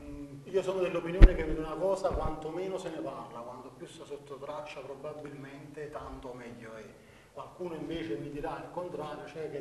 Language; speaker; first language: Italian; native; Italian